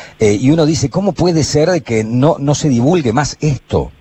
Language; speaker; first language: Spanish; native; Spanish